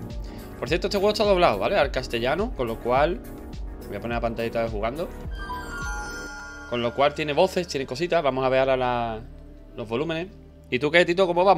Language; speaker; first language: Spanish; native; Spanish